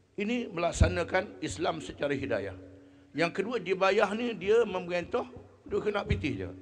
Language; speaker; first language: Malay; native; Malay